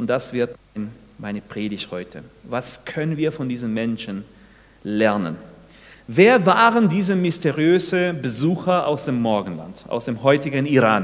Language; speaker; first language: German; non-native, fluent; Spanish